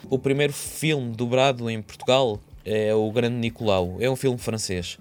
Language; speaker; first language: Portuguese; native; Portuguese